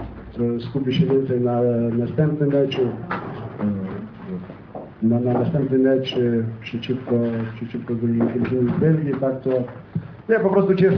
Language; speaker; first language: Polish; non-native, fluent; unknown